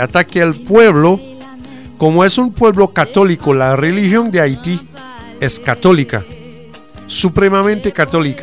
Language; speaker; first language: Spanish; non-native, fluent; Haitian Creole